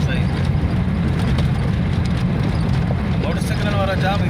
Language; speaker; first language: Hindi; non-native, local second language; Sindhi